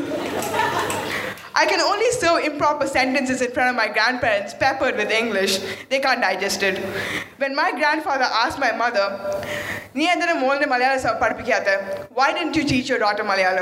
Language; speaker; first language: English; non-native, fluent; Malayalam